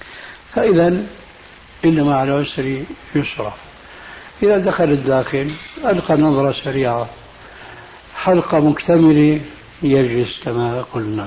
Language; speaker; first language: Arabic; native; Arabic